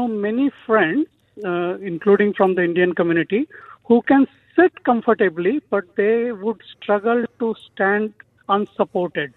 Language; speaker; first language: English; non-native, local second language; Marathi